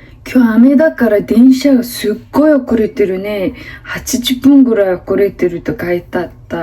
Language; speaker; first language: Japanese; non-native, fluent; Mongolian